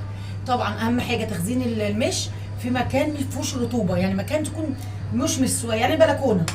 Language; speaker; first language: Arabic; native; Arabic